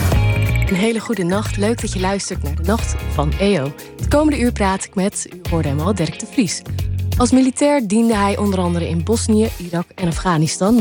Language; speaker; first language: Dutch; native; Dutch